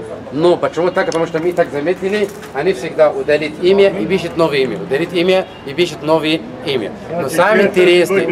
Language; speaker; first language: Russian; non-native, fluent; Arabic